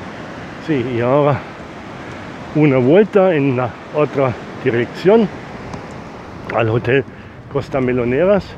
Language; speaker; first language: Spanish; non-native, learner; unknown